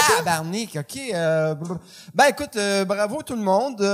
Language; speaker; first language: French; native; French